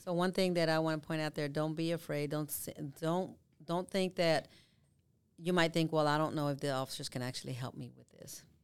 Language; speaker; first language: English; early bilingual, other home language; Spanish